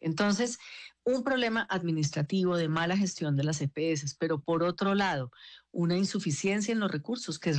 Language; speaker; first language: Spanish; native; Spanish